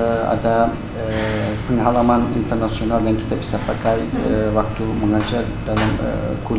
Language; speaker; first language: Indonesian; non-native, fluent; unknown